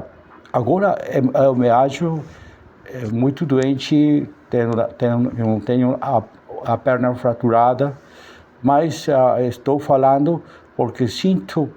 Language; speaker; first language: Portuguese; non-native, learner; Spanish